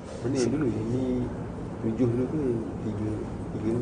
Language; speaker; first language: Malay; native; Malay